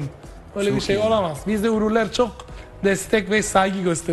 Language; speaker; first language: Turkish; non-native, fluent; Italian